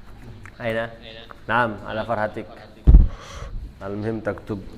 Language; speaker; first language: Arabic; non-native, fluent; Indonesian